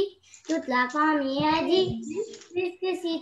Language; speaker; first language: French; non-native, learner; Arabic